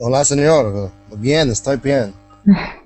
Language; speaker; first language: Spanish; non-native, learner; Arabic